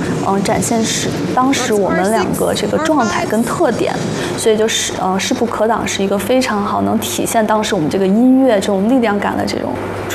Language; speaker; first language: Chinese; native; Chinese